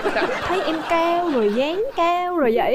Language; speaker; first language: Vietnamese; native; Vietnamese